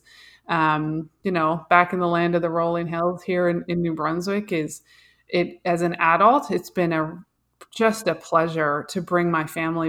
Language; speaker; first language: English; native; English